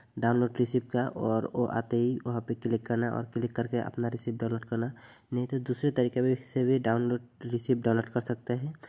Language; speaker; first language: Hindi; non-native, local second language; Bangla